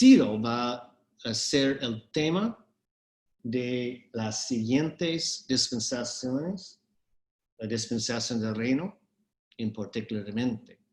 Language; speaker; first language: Spanish; non-native, fluent; English